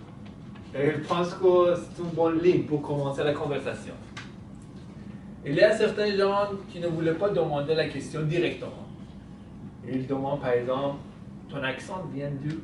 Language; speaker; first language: French; non-native, fluent; Persian